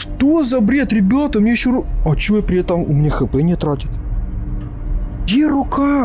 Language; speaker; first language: Russian; native; Russian